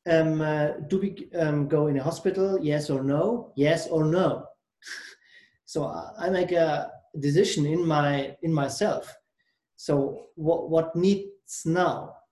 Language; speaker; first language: English; non-native, learner; German